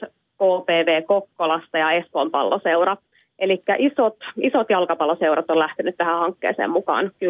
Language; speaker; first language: Finnish; native; Finnish